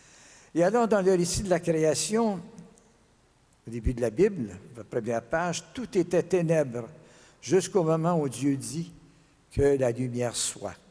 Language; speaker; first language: French; native; French